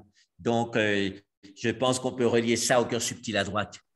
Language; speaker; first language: French; native; French